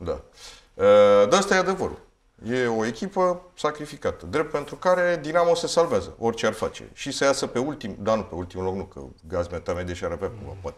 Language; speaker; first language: Romanian; native; Romanian